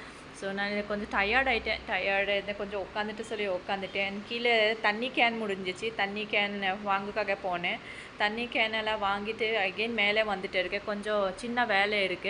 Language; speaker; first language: Tamil; non-native, local second language; Assamese